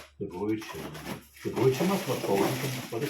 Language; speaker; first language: English; non-native, learner; German